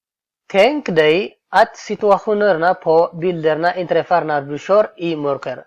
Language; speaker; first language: Swedish; non-native, fluent; Tigrinya